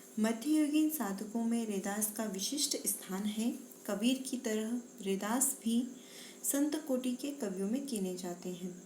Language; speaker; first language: Hindi; native; Hindi